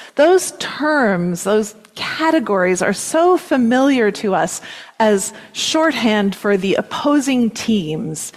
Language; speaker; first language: English; native; English